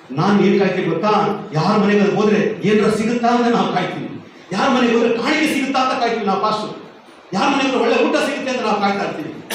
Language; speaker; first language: Kannada; non-native, local second language; Tamil